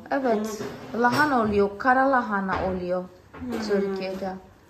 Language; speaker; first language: Turkish; non-native, fluent; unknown